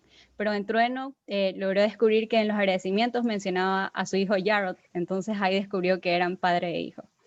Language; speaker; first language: Spanish; native; Spanish